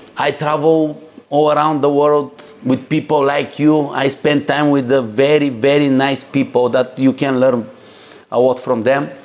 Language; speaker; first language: English; non-native, learner; Bulgarian